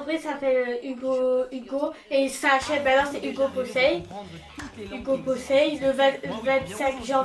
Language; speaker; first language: French; native; French